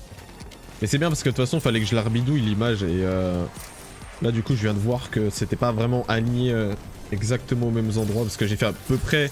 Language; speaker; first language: French; native; French